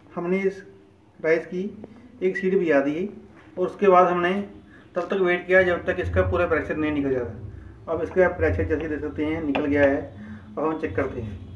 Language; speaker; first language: Hindi; native; Hindi